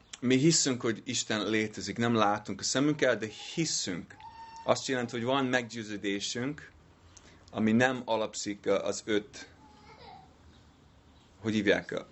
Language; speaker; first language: Hungarian; non-native, learner; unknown